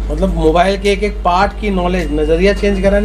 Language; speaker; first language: Hindi; native; Hindi